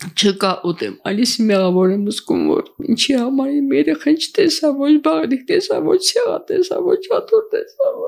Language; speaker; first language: Armenian; native; Armenian